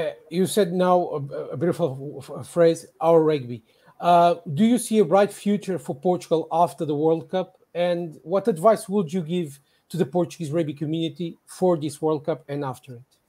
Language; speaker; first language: English; non-native, fluent; Portuguese